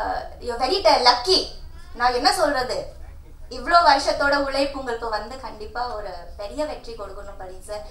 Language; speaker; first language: Tamil; non-native, local second language; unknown